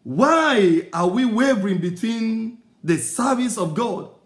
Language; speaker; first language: English; non-native, local second language; Yoruba